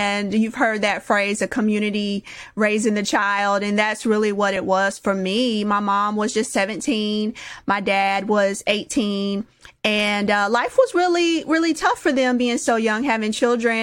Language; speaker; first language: English; native; English